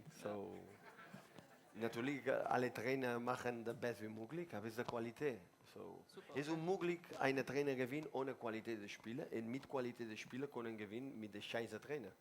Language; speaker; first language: German; non-native, learner; Spanish